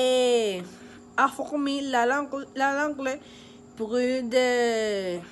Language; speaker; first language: French; non-native, learner; Spanish